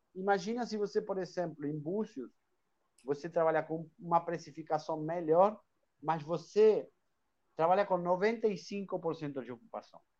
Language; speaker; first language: Portuguese; non-native, fluent; Spanish